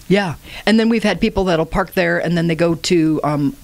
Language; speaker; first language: English; native; English